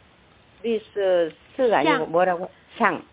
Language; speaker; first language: Chinese; non-native, learner; Korean